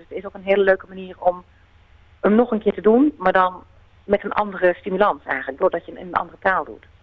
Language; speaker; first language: Dutch; native; Dutch